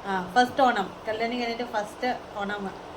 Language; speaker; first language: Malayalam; non-native, learner; Bodo